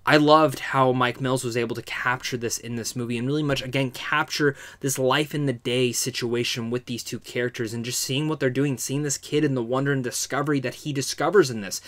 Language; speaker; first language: English; native; English